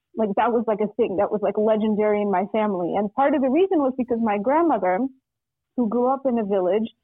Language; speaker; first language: English; non-native, fluent; Russian